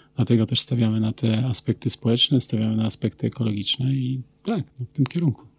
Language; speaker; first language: Polish; native; Polish